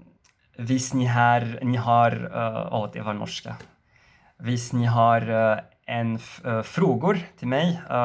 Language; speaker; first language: Swedish; non-native, learner; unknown